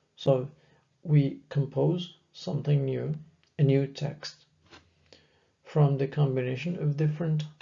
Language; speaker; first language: English; non-native, fluent; French